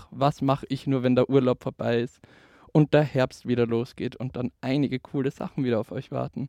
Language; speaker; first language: German; native; German